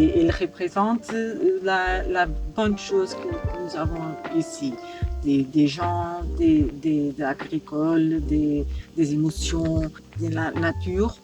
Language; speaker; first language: French; non-native, learner; Portuguese